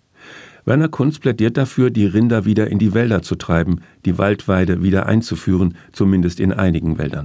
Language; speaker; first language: German; native; German